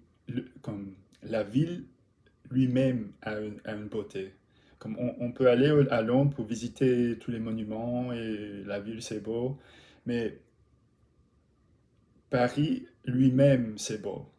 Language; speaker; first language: French; non-native, learner; English